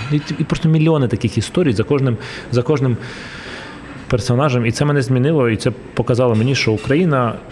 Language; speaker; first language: Ukrainian; non-native, local second language; Russian